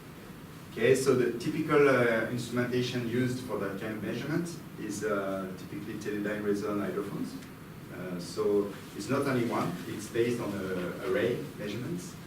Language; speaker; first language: English; non-native, fluent; French